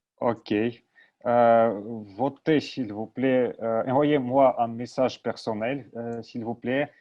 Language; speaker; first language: French; non-native, learner; Russian